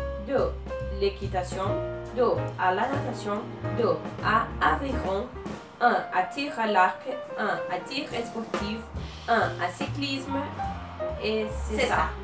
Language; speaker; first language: French; non-native, learner; Portuguese